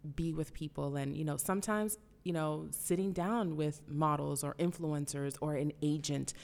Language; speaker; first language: English; early bilingual, other home language; Spanish